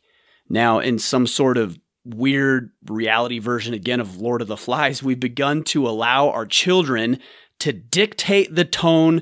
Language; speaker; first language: English; native; English